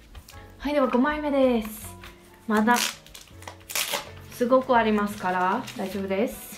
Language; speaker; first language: Japanese; non-native, learner; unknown